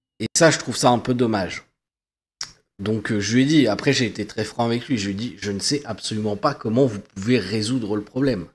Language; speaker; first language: French; native; French